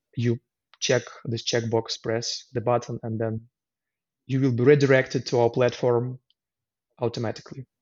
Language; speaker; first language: English; non-native, fluent; Ukrainian